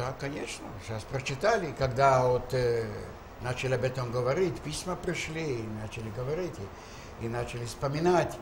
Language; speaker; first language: Russian; native; Russian